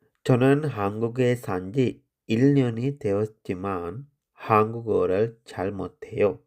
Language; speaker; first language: Korean; non-native, fluent; Sinhala